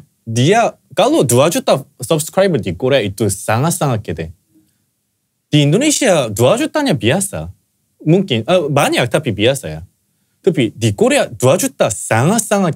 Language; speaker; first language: Indonesian; non-native, fluent; Korean